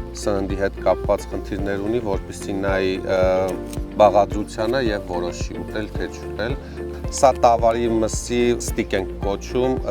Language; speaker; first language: Armenian; early bilingual, heritage; Armenian